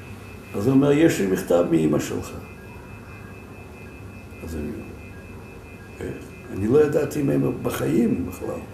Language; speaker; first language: Hebrew; non-native, fluent; Yiddish